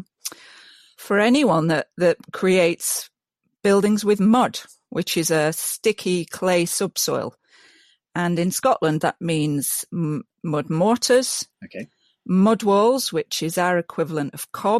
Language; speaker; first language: English; native; English